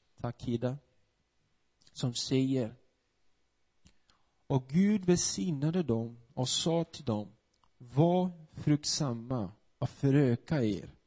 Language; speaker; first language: Swedish; non-native, fluent; Portuguese